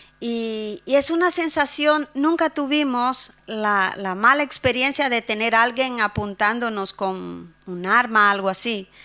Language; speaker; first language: Spanish; non-native, fluent; Portuguese